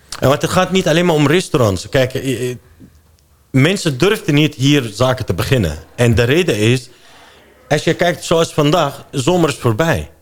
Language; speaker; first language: Dutch; non-native, fluent; Arabic